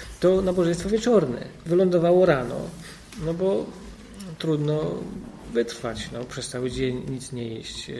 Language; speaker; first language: Polish; native; Polish